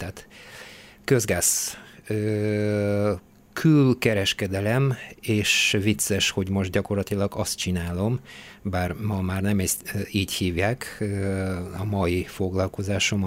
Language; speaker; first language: Hungarian; non-native, fluent; Bulgarian